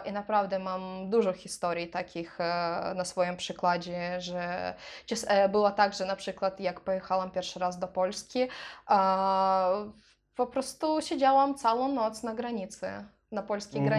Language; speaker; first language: Polish; non-native, learner; Russian